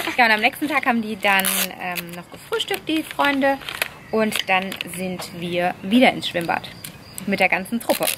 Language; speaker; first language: German; non-native, fluent; Italian